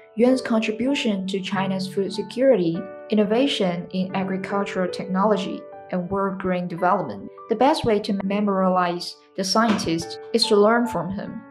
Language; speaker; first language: English; non-native, fluent; Chinese